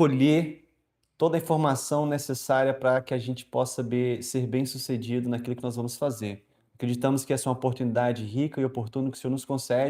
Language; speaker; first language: Portuguese; native; Portuguese